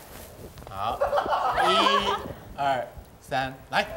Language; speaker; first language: Chinese; native; Chinese